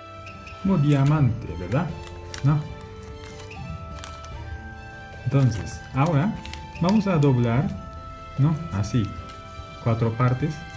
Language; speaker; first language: Spanish; non-native, learner; Japanese